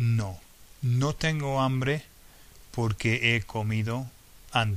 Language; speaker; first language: Spanish; non-native, fluent; English